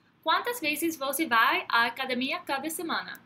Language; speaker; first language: Portuguese; non-native, fluent; English